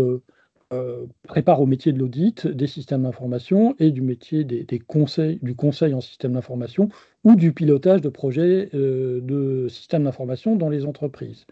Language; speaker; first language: French; native; French